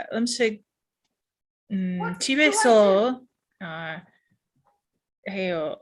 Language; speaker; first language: Korean; non-native, learner; English